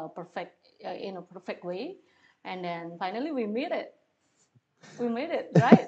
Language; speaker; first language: English; non-native, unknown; Indonesian